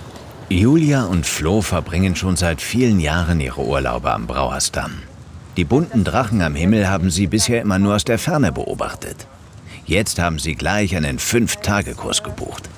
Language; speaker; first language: German; native; German